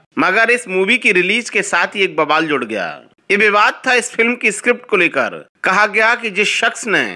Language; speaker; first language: Hindi; native; Hindi